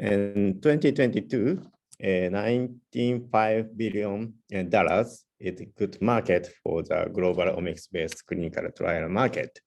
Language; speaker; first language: English; non-native, learner; Japanese